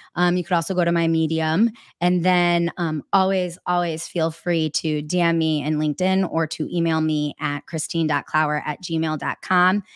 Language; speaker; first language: English; native; English